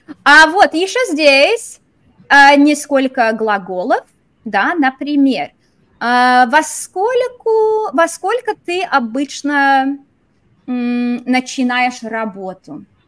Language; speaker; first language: Russian; non-native, fluent; English